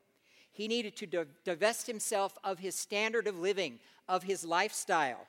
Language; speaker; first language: English; native; English